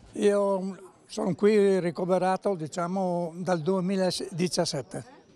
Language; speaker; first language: Italian; native; Italian